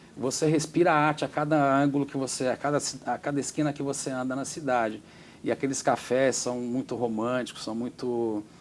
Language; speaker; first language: Portuguese; native; Portuguese